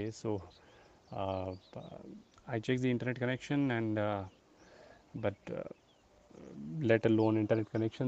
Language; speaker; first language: English; non-native, local second language; Hindi